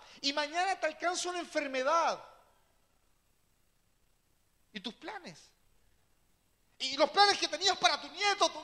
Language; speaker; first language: Spanish; native; Spanish